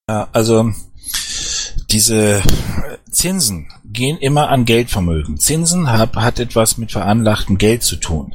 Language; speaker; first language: German; native; German